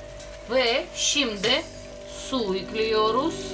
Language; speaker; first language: Turkish; non-native, learner; Russian